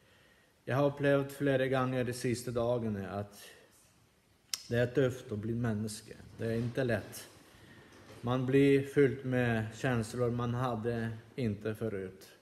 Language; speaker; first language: Swedish; non-native, fluent; Ukrainian